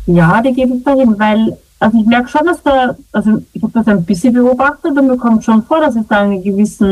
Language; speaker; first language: German; native; German